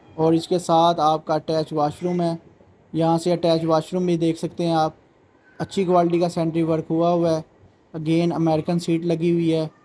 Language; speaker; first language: Urdu; non-native, local second language; Punjabi